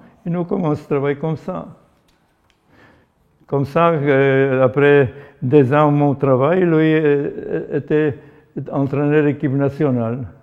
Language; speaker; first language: French; non-native, learner; Polish